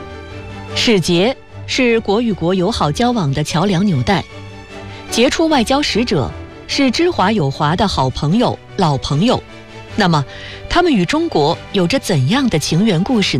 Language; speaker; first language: Chinese; native; Chinese